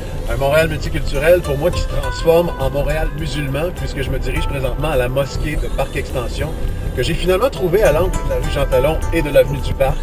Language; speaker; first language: French; native; French